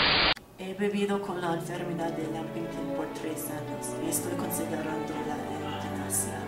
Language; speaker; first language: Spanish; non-native, learner; English